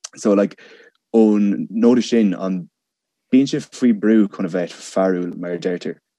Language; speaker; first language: Irish; non-native, local second language; English